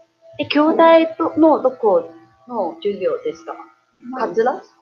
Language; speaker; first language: Japanese; non-native, fluent; Chinese